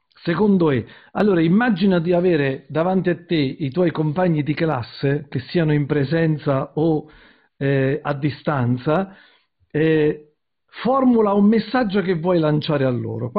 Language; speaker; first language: Italian; native; Italian